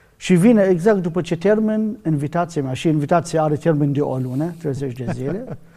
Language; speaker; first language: Romanian; non-native, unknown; Arabic